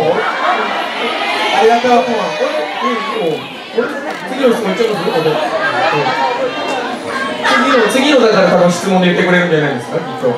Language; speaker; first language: Japanese; native; Japanese